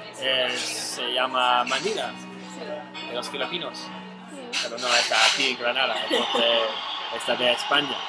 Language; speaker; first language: Spanish; non-native, learner; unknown